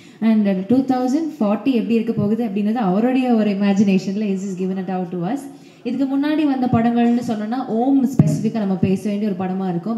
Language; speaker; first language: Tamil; native; Tamil